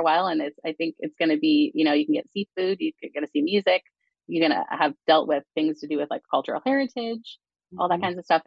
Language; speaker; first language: English; native; English